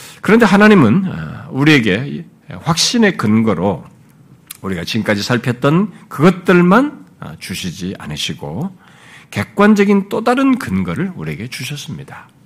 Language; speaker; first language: Korean; native; Korean